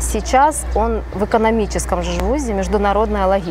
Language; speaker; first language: Russian; native; Russian